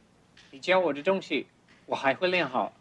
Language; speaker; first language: Chinese; non-native, fluent; English